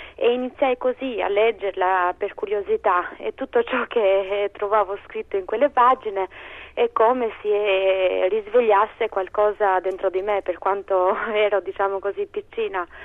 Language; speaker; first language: Italian; non-native, fluent; Albanian